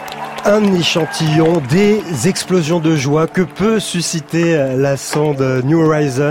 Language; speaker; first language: French; native; French